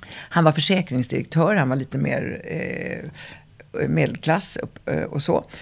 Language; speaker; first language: Swedish; early bilingual, other home language; Italian